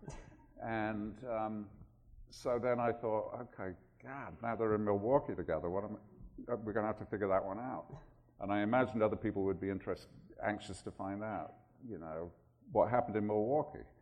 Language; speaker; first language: English; native; English